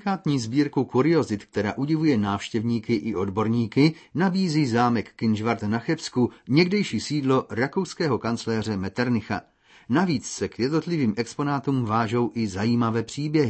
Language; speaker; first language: Czech; native; Czech